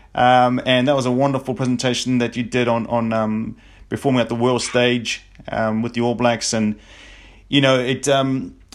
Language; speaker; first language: English; native; English